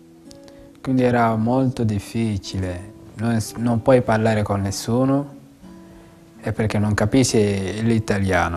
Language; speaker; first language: Italian; non-native, fluent; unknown